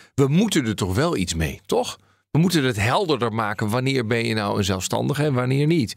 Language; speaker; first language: Dutch; native; Dutch